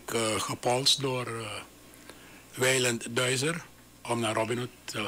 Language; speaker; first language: Dutch; non-native, local second language; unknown